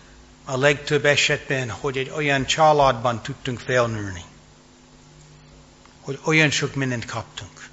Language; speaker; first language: Hungarian; non-native, fluent; English